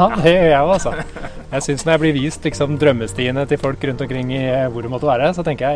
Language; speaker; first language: Norwegian; native; Norwegian